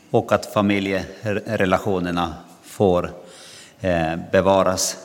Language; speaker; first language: Swedish; non-native, local second language; Finnish